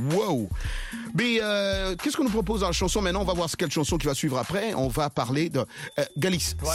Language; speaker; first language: French; non-native, local second language; Lingala